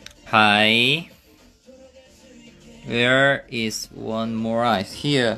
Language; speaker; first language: English; non-native, learner; Korean